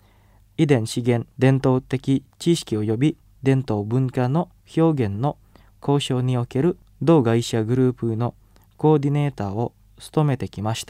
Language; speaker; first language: Japanese; non-native, fluent; Indonesian